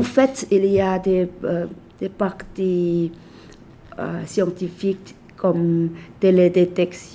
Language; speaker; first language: French; non-native, fluent; Thai